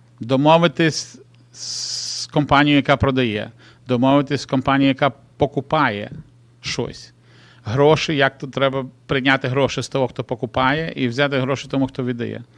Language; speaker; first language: Ukrainian; non-native, local second language; Russian